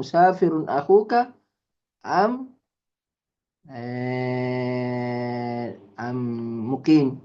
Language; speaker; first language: Arabic; non-native, fluent; Indonesian